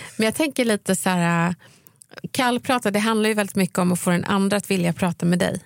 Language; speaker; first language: Swedish; native; Swedish